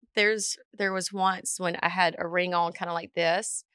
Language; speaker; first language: English; native; English